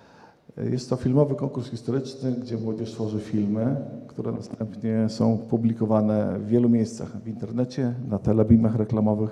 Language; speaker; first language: Polish; native; Polish